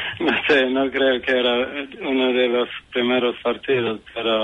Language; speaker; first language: Spanish; non-native, fluent; Swedish